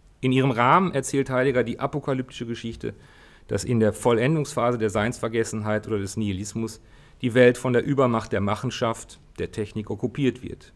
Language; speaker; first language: German; native; German